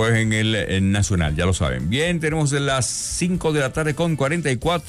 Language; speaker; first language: Spanish; native; Spanish